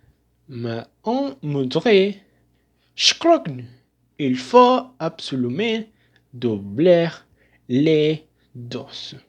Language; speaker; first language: French; non-native, learner; Spanish